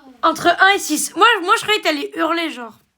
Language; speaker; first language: French; native; French